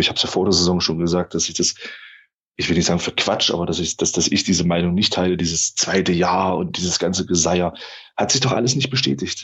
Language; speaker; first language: German; native; German